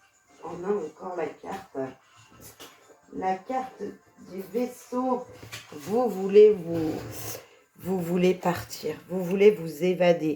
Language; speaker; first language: French; native; French